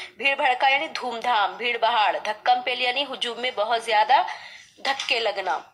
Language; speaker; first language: Urdu; native; Urdu